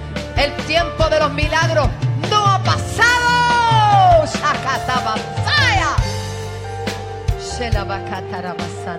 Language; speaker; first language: Spanish; native; Spanish